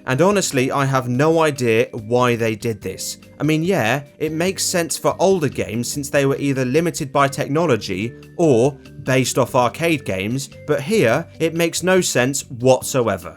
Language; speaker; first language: English; native; English